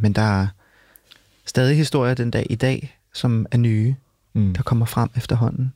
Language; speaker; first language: Danish; early bilingual, other home language; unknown